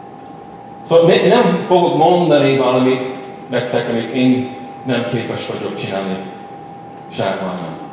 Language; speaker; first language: Hungarian; non-native, learner; English